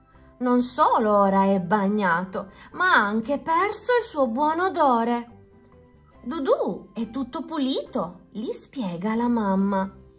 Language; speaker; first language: Italian; native; Italian